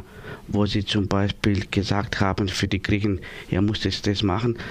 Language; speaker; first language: German; non-native, learner; Greek